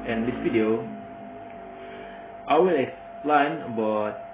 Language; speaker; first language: English; non-native, learner; Indonesian